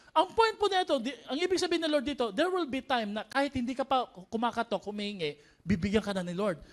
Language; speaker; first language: Filipino; native; Filipino